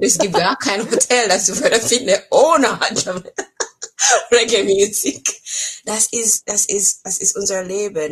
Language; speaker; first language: German; non-native, fluent; English